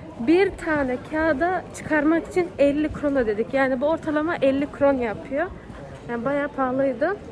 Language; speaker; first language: Turkish; early bilingual, heritage; Turkish